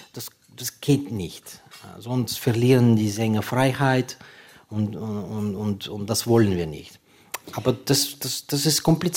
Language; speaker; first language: German; non-native, fluent; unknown